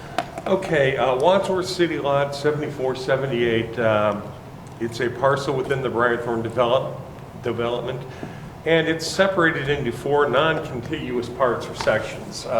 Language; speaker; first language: English; native; English